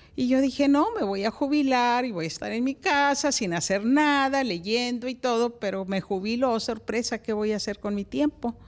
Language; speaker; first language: Spanish; native; Spanish